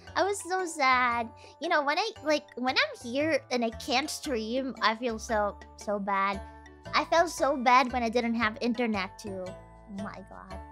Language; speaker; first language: English; non-native, fluent; Italian